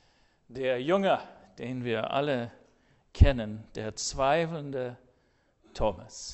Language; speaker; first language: German; non-native, fluent; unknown